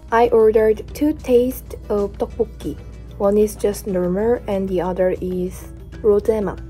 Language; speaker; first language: English; non-native, learner; Korean